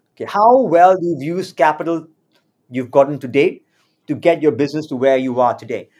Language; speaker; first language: English; native; English